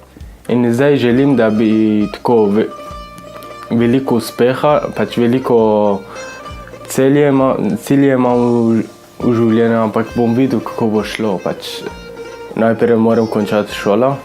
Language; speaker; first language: Slovenian; non-native, learner; Persian